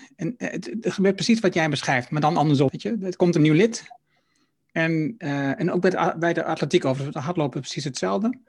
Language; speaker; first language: Dutch; native; Dutch